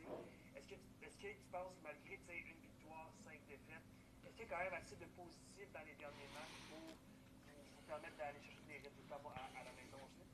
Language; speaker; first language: French; native; French